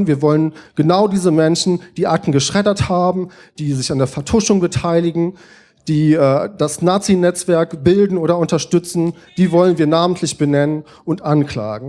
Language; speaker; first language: German; native; German